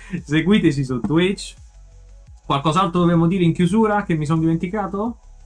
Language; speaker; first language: Italian; native; Italian